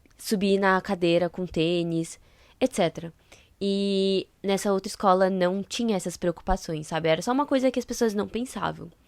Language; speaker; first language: Portuguese; native; Portuguese